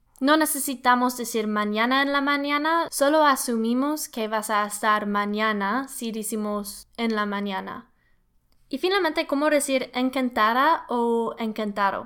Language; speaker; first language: Spanish; non-native, learner; English